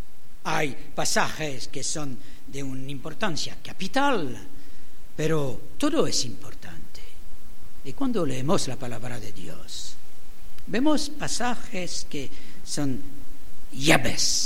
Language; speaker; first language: Spanish; non-native, fluent; French